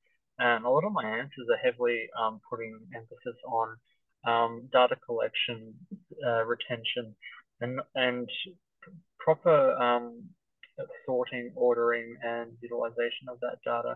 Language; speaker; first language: English; native; English